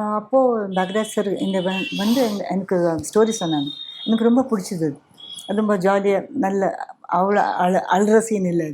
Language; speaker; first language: Tamil; non-native, fluent; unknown